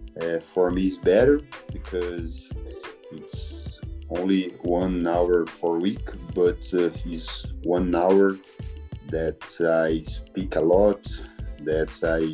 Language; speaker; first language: English; non-native, learner; Portuguese